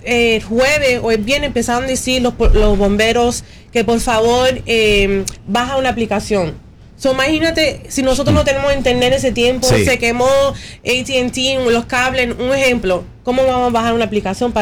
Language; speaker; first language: Spanish; early bilingual, heritage; Spanish